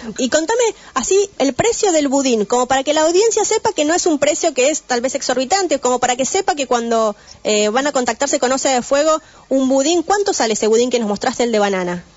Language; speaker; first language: Spanish; native; Spanish